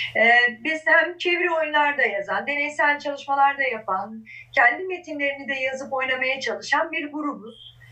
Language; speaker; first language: Turkish; non-native, local second language; Kurdish